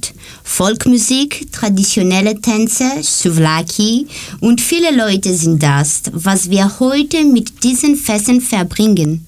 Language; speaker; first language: German; non-native, learner; Greek